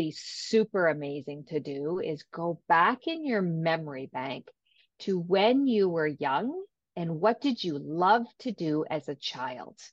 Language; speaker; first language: English; native; English